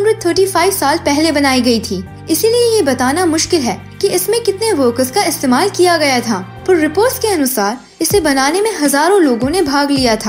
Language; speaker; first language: Hindi; native; Hindi